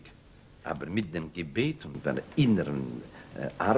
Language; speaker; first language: German; non-native, learner; Russian